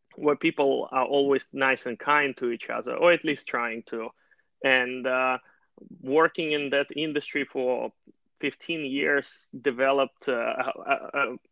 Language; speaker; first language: English; non-native, fluent; Russian